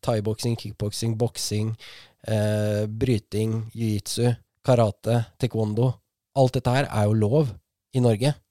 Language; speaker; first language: Norwegian; native; Norwegian